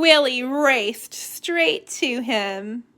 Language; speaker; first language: English; native; English